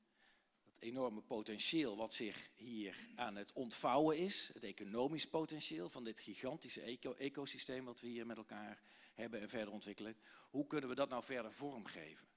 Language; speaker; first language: Dutch; native; Dutch